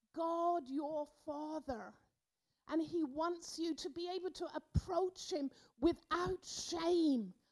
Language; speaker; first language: English; native; English